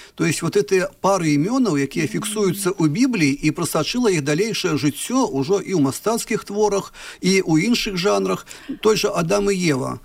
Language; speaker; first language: Belarusian; native; Belarusian